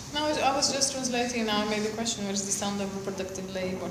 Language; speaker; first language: English; non-native, learner; Portuguese